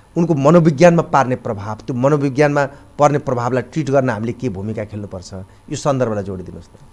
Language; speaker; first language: Nepali; native; Nepali